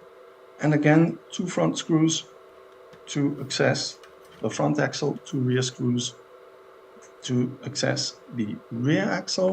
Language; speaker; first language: English; non-native, fluent; German